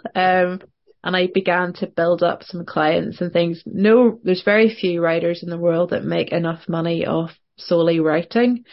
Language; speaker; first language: English; native; English